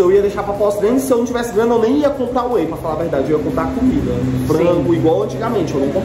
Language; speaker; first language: Portuguese; native; Portuguese